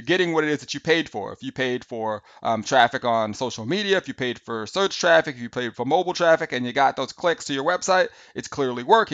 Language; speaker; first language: English; native; English